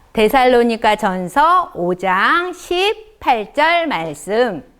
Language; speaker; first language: Korean; native; Korean